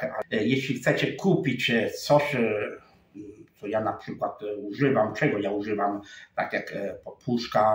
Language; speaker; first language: Polish; non-native, fluent; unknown